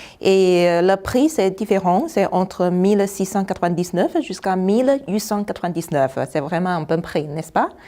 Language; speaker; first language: French; non-native, fluent; Chinese